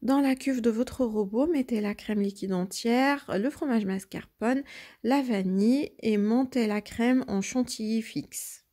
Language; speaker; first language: French; non-native, local second language; Arabic